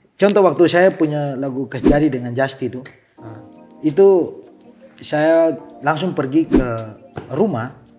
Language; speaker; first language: Indonesian; native; Indonesian